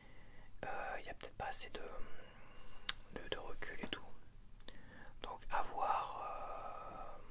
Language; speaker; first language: French; native; French